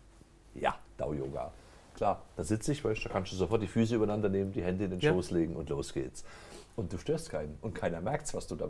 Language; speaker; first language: German; native; German